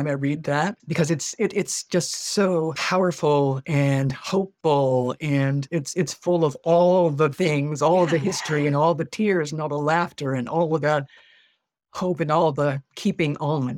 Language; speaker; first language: English; native; English